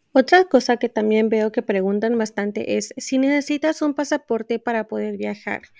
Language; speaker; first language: Spanish; early bilingual, heritage; Spanish